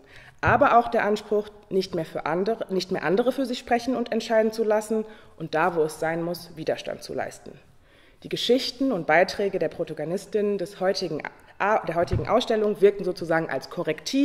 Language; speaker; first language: German; native; German